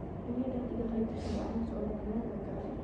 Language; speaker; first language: Indonesian; native; Indonesian